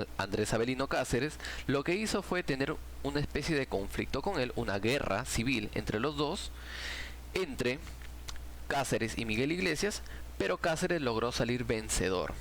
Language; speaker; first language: Spanish; native; Spanish